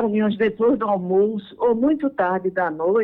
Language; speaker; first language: Portuguese; native; Portuguese